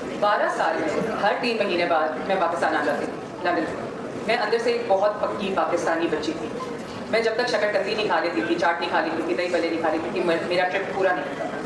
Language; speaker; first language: Urdu; native; Urdu